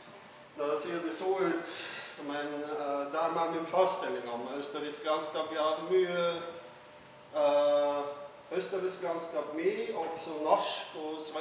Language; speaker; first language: Swedish; non-native, fluent; German